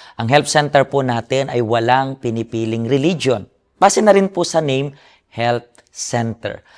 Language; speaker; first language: Filipino; native; Filipino